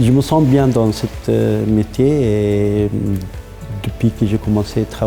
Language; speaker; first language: French; non-native, learner; Persian